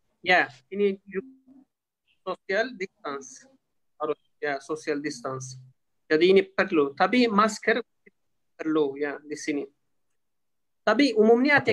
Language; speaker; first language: Indonesian; non-native, learner; Turkish